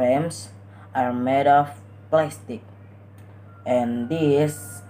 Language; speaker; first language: English; non-native, learner; Indonesian